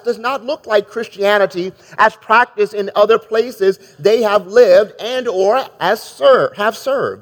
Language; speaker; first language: English; native; English